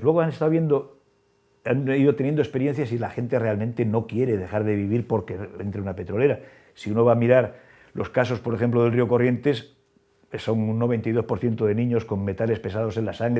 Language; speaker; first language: Spanish; native; Spanish